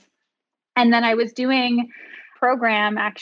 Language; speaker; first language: English; native; English